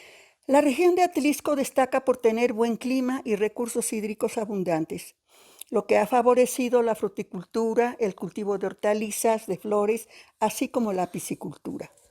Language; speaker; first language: Spanish; native; Spanish